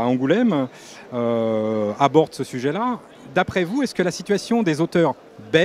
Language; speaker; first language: French; native; French